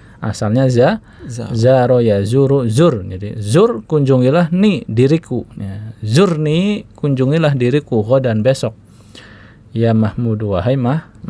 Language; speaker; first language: Indonesian; native; Indonesian